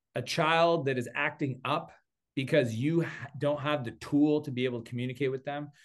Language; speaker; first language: English; native; English